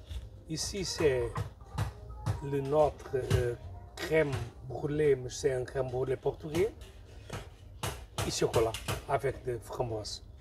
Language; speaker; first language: French; non-native, learner; Portuguese